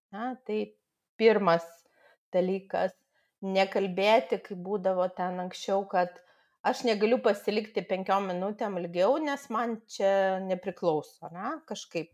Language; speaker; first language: Lithuanian; non-native, local second language; Russian